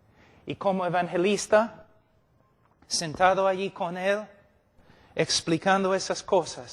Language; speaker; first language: Spanish; non-native, fluent; English